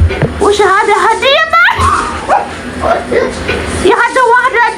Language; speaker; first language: Arabic; non-native, learner; Oromo